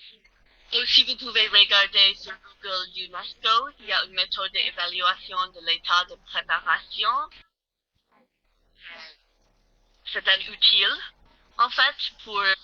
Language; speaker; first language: French; non-native, learner; English